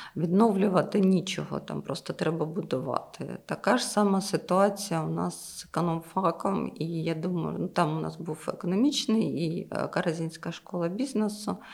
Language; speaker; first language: Ukrainian; non-native, local second language; Russian